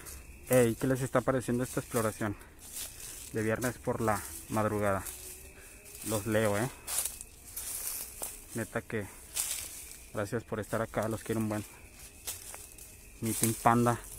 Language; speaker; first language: Spanish; native; Spanish